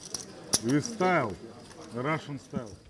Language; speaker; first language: English; non-native, learner; Russian